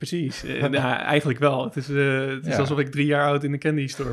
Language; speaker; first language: Dutch; native; Dutch